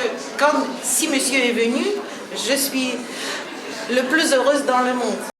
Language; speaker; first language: French; non-native, learner; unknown